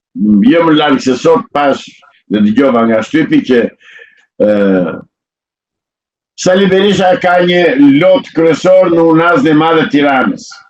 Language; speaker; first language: Albanian; native; Albanian